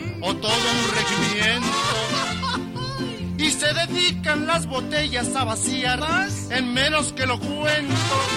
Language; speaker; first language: Spanish; native; Spanish